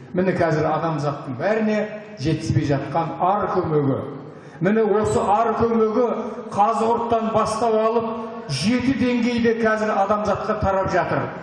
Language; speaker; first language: Kazakh; native; Kazakh